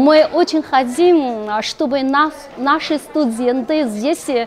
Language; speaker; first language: Russian; non-native, fluent; Chinese